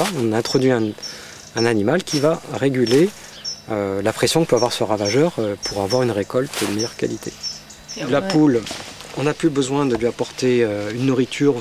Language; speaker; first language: French; native; French